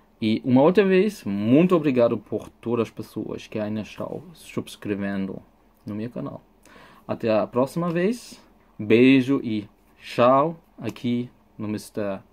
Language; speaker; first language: Portuguese; non-native, fluent; German